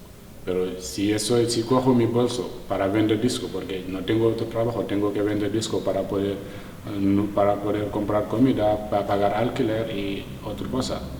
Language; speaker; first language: Spanish; non-native, learner; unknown